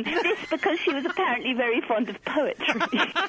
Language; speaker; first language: English; native; English